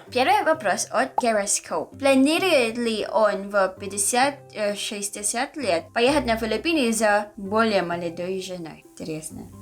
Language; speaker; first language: Russian; non-native, learner; Filipino